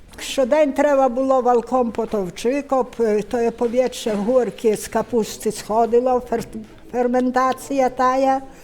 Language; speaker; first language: Ukrainian; native; Ukrainian